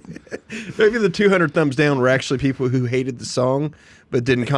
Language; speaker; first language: English; native; English